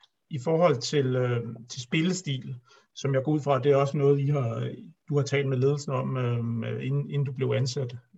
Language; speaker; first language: Danish; native; Danish